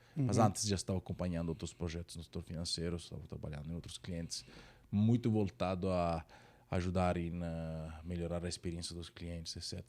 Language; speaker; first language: Portuguese; non-native, fluent; Italian